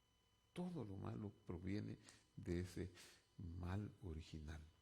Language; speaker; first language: Spanish; native; Spanish